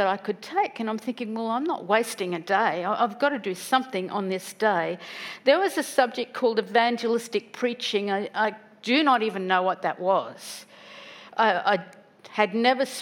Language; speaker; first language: English; native; English